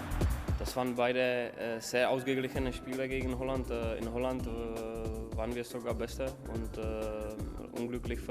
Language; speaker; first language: German; non-native, fluent; Czech